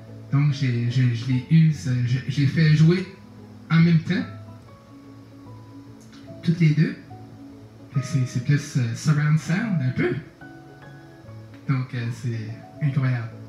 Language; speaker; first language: French; native; French